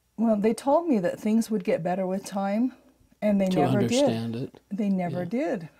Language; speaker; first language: English; native; English